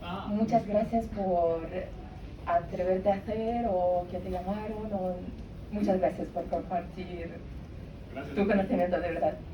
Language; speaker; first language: Spanish; non-native, learner; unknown